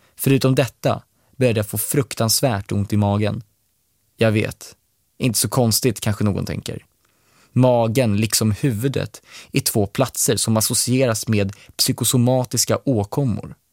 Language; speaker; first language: Swedish; native; Swedish